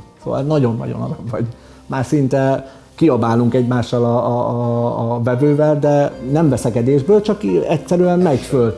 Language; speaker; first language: Hungarian; early bilingual, other home language; Arabic